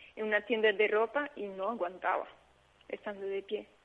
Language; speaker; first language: Spanish; early bilingual, heritage; Spanish